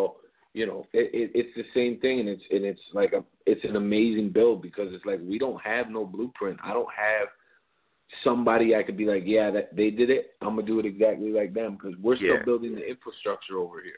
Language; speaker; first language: English; native; English